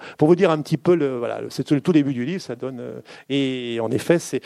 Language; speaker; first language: French; native; French